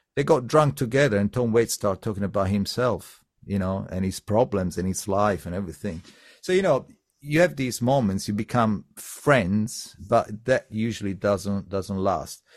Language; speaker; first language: English; non-native, fluent; Italian